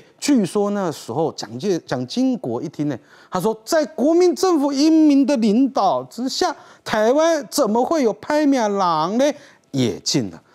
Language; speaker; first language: Chinese; native; Chinese